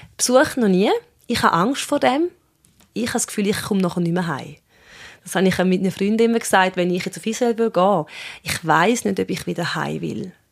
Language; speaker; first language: German; early bilingual, other home language; Swiss German